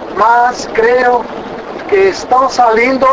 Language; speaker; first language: Spanish; non-native, learner; Portuguese